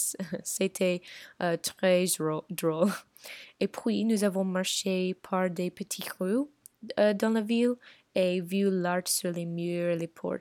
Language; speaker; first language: French; non-native, learner; English